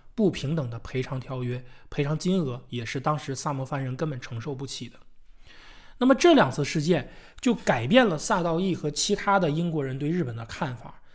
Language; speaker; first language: Chinese; native; Chinese